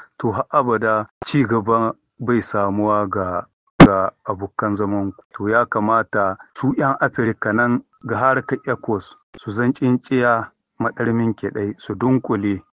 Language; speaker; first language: Hausa; native; Hausa